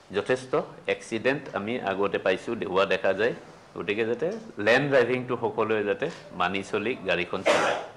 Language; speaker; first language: Assamese; native; Assamese